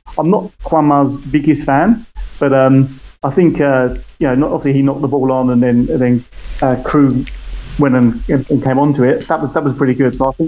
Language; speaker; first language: English; native; English